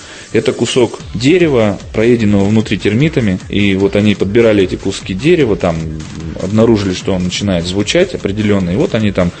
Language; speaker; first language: Russian; native; Russian